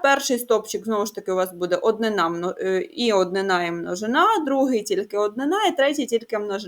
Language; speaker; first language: Ukrainian; native; Ukrainian